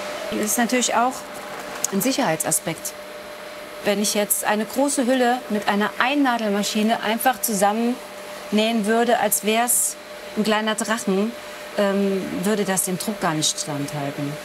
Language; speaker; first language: German; native; German